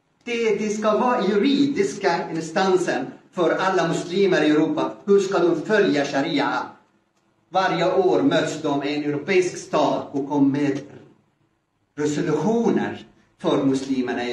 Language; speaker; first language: Swedish; non-native, fluent; Arabic